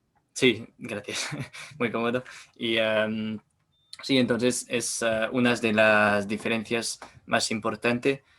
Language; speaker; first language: Spanish; non-native, learner; French